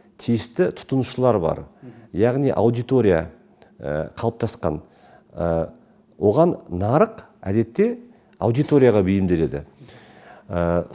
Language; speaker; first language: Kazakh; native; Kazakh